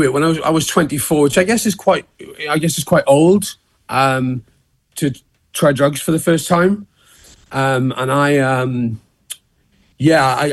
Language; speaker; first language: English; native; English